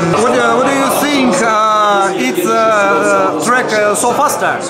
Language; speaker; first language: English; non-native, learner; Russian